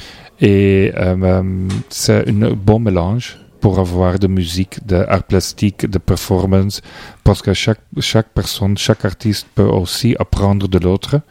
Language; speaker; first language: French; non-native, learner; Dutch